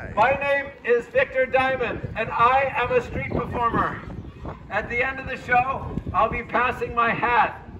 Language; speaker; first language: English; native; English